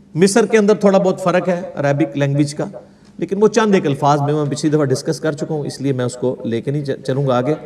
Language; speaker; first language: Urdu; non-native, local second language; Punjabi